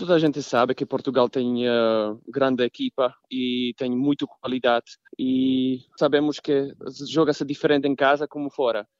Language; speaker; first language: Portuguese; non-native, fluent; Slovak